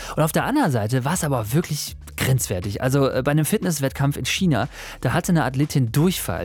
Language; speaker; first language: German; native; German